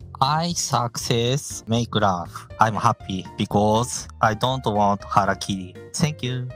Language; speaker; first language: English; non-native, learner; Japanese